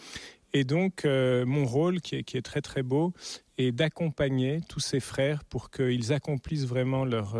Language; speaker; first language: French; native; French